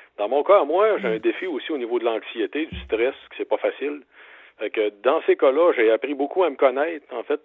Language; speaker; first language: French; native; French